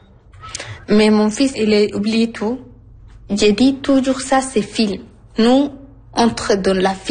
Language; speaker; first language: French; non-native, learner; Arabic